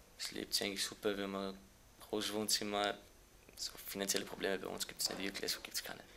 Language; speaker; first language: German; early bilingual, other home language; Bosnian